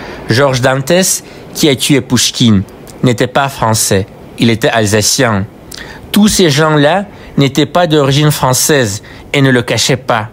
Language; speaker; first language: French; non-native, fluent; Russian